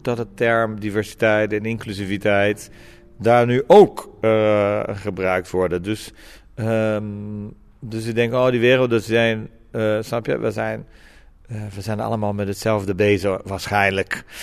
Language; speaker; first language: Dutch; non-native, fluent; Portuguese